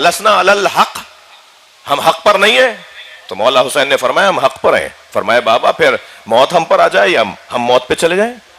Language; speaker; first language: Urdu; native; Urdu